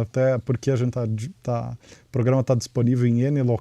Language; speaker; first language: Portuguese; native; Portuguese